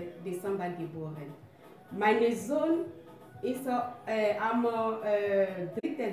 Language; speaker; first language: German; non-native, learner; French